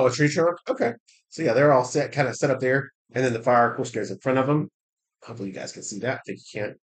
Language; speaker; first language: English; native; English